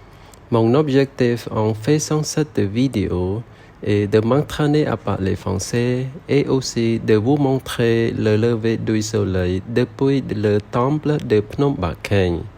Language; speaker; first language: French; non-native, learner; Khmer